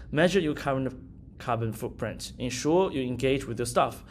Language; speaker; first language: English; non-native, fluent; Chinese